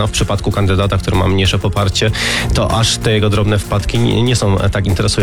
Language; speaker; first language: Polish; native; Polish